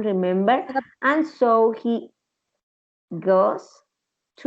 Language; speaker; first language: English; non-native, learner; Spanish